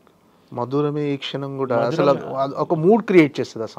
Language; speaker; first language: Telugu; native; Telugu